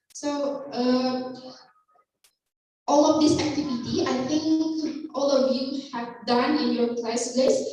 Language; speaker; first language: English; non-native, fluent; Indonesian